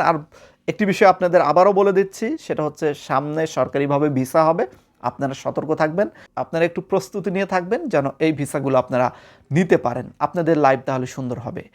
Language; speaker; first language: Bangla; native; Bangla